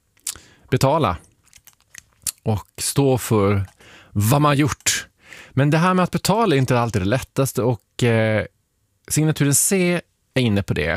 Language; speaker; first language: Swedish; native; Swedish